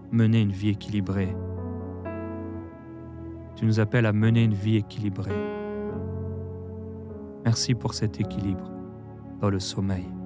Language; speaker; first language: French; native; French